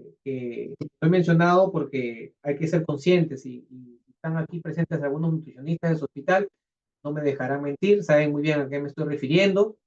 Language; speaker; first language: Spanish; native; Spanish